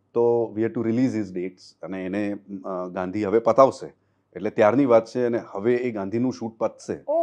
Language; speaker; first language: Gujarati; non-native, local second language; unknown